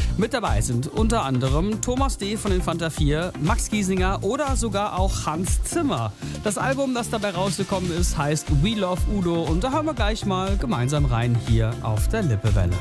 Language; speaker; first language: German; native; German